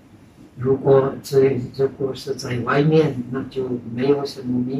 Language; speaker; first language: Chinese; non-native, fluent; Czech